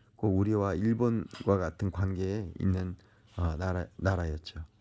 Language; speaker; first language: Korean; native; Korean